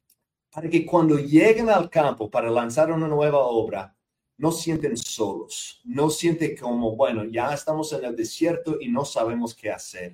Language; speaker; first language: Spanish; non-native, fluent; English